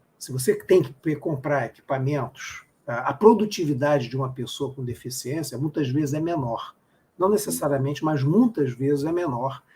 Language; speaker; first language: Portuguese; native; Portuguese